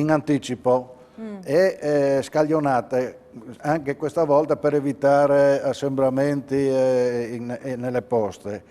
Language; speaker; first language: Italian; native; Italian